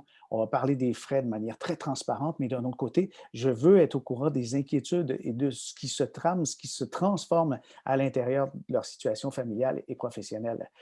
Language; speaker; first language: French; native; French